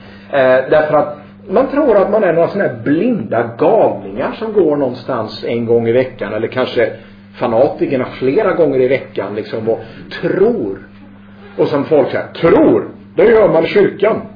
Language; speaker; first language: Swedish; native; Swedish